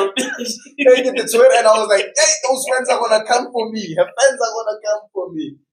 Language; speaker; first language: English; non-native, local second language; Tswana